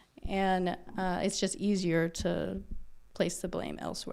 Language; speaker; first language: English; native; English